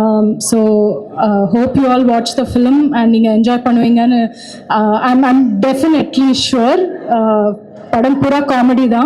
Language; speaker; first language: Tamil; non-native, fluent; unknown